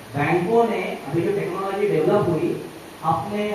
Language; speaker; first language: Hindi; non-native, local second language; Marathi